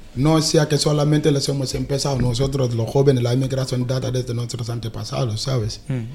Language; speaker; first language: Spanish; non-native, fluent; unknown